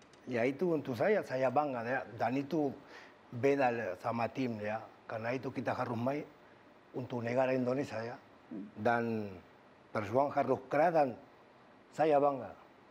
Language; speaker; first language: Indonesian; non-native, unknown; Spanish